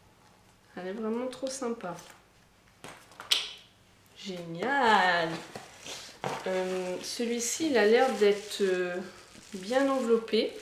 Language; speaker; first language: French; native; French